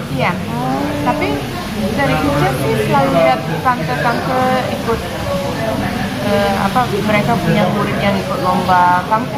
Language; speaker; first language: Indonesian; early bilingual, heritage; English